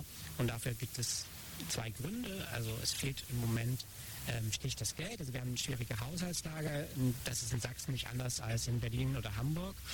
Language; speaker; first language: German; native; German